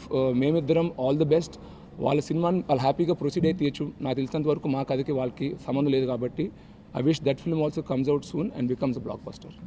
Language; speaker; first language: Telugu; native; Telugu